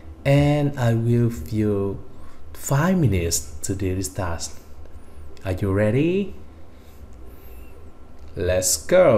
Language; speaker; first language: English; non-native, fluent; Vietnamese